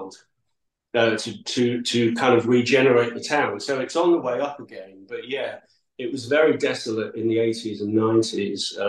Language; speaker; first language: English; native; English